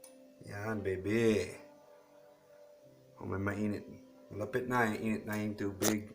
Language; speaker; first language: Filipino; non-native, learner; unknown